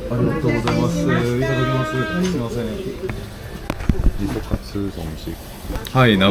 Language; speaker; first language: Japanese; non-native, learner; Korean